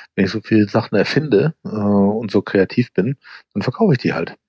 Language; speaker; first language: German; non-native, fluent; English